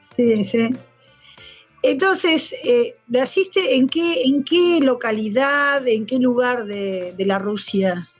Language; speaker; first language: Spanish; native; Spanish